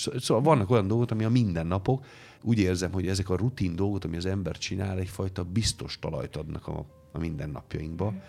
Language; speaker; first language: Hungarian; non-native, fluent; Italian